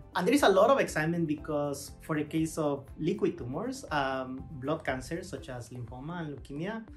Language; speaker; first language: English; non-native, fluent; Spanish